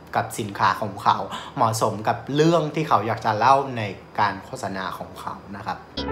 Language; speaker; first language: Thai; non-native, fluent; Vietnamese